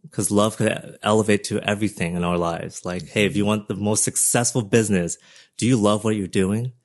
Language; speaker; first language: English; early bilingual, other home language; Vietnamese